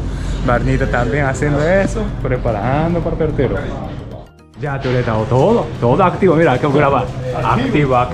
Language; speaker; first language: Spanish; non-native, learner; Japanese